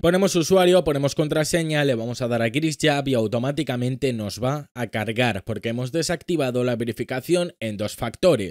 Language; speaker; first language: Spanish; native; Spanish